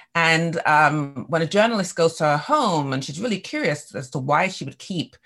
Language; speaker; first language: English; native; English